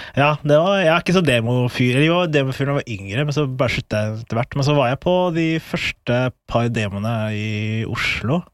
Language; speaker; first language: Norwegian; early bilingual, other home language; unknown